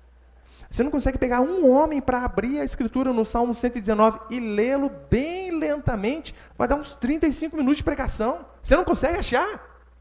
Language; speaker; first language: Portuguese; native; Portuguese